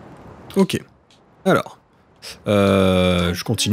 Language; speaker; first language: French; native; French